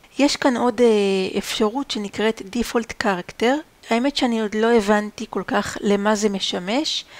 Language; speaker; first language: Hebrew; native; Hebrew